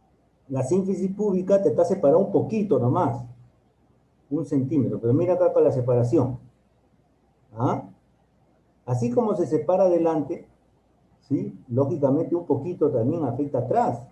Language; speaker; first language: Spanish; native; Spanish